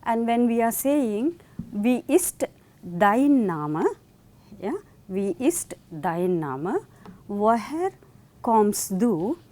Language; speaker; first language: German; non-native, fluent; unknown